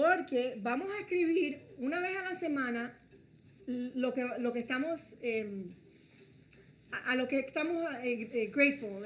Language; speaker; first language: Spanish; early bilingual, heritage; Spanish